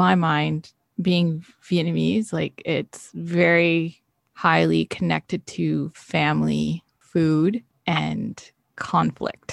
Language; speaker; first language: English; native; English